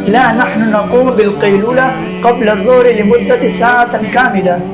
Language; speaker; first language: Arabic; non-native, learner; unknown